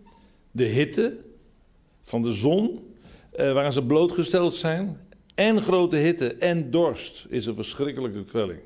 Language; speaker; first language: Dutch; native; Dutch